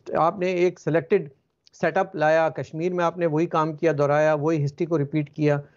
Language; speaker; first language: Urdu; native; Urdu